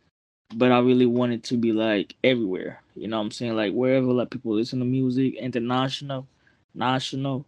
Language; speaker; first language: English; non-native, fluent; French